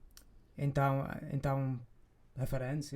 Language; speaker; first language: Portuguese; non-native, fluent; English